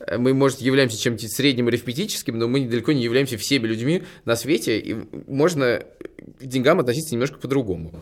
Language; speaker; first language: Russian; native; Russian